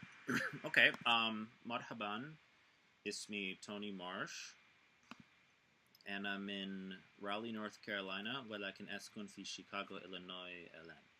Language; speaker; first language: Arabic; non-native, learner; English